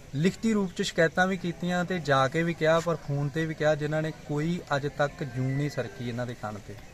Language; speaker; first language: Punjabi; native; Punjabi